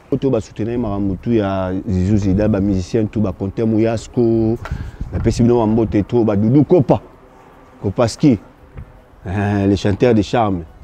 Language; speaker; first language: Lingala; native; Lingala